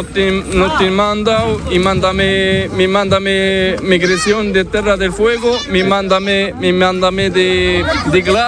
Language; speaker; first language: Spanish; non-native, learner; Arabic